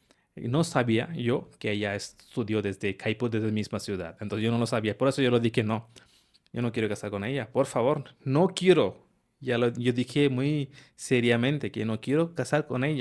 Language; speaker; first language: Spanish; non-native, learner; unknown